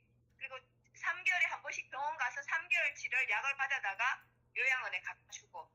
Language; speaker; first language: Korean; native; Korean